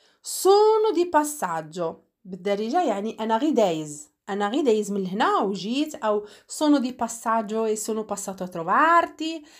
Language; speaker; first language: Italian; non-native, fluent; Arabic